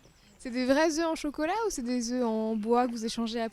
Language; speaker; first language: French; native; French